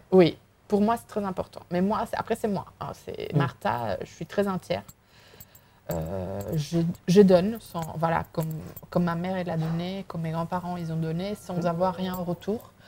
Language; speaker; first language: French; non-native, fluent; Spanish